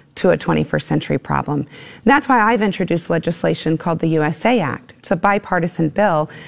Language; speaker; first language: English; native; English